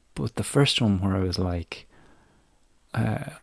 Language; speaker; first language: English; native; English